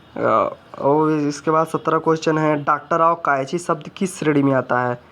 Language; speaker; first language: Hindi; native; Hindi